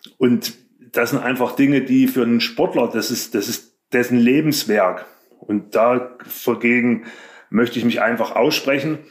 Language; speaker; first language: German; native; German